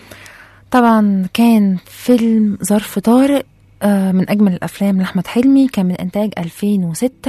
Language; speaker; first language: Arabic; native; Arabic